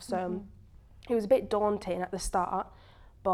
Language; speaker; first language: English; native; English